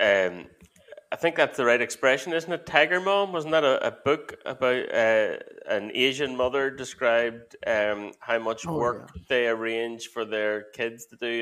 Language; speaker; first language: English; native; English